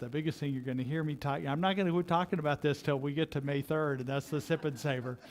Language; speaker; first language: English; native; English